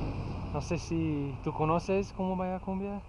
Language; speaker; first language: Spanish; non-native, learner; English